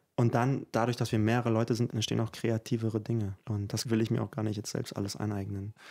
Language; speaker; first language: German; early bilingual, other home language; Ukrainian